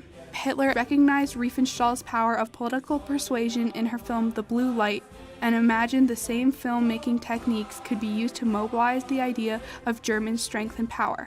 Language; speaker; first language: English; native; English